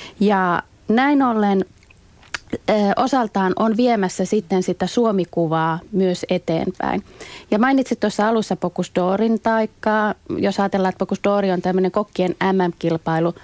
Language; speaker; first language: Finnish; native; Finnish